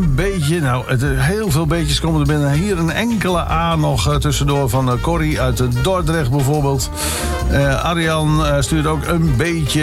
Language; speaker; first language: Dutch; native; Dutch